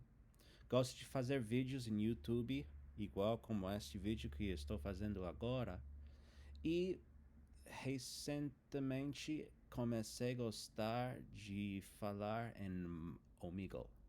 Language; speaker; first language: Portuguese; non-native, fluent; English